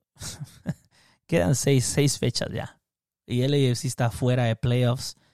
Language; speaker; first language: Spanish; native; Spanish